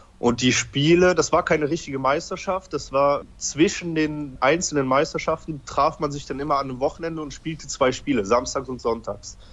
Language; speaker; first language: German; early bilingual, other home language; Polish